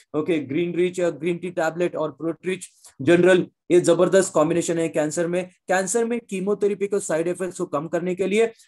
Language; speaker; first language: Hindi; non-native, local second language; Marathi